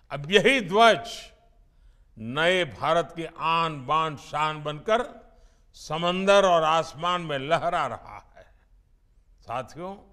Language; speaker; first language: Hindi; non-native, local second language; Gujarati